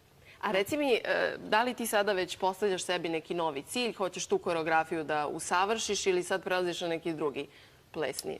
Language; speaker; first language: Bosnian; native; Bosnian